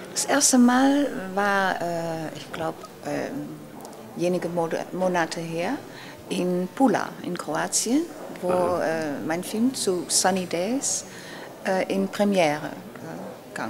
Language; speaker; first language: German; non-native, learner; Dutch